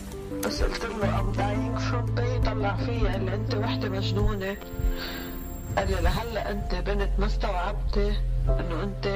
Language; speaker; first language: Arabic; native; Arabic